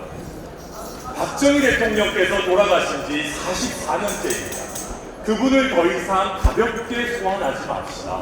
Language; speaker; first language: Korean; native; Korean